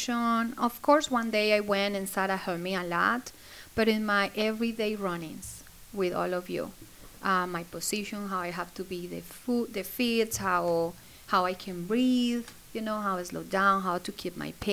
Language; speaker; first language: English; non-native, fluent; Spanish